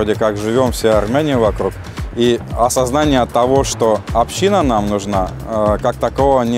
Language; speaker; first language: Russian; native; Russian